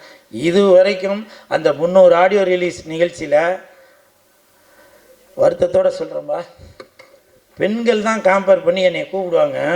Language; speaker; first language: Tamil; native; Tamil